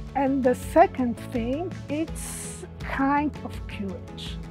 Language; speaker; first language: English; non-native, learner; Polish